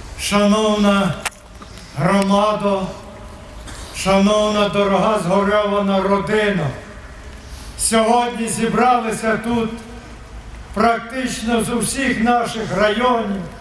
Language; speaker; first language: Ukrainian; native; Ukrainian